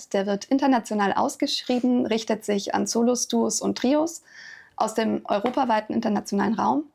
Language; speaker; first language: German; native; German